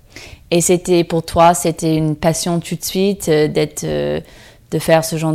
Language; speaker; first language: French; non-native, fluent; English